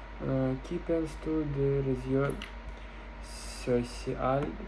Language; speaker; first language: French; non-native, learner; Russian